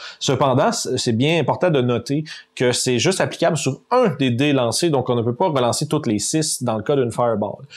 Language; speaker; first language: French; native; French